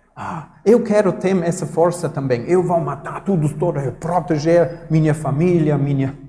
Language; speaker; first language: Portuguese; non-native, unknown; German